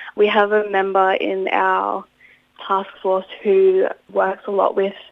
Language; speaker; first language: English; native; English